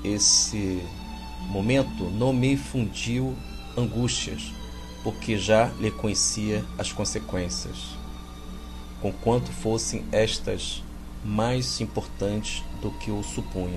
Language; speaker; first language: Portuguese; native; Portuguese